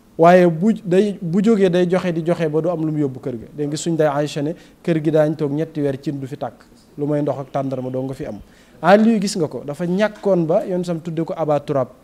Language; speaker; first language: Wolof; native; Wolof